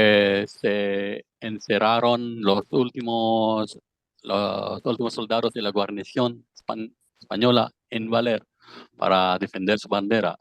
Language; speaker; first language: Spanish; non-native, fluent; Filipino